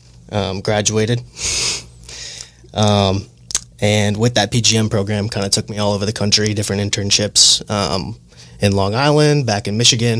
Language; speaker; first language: English; native; English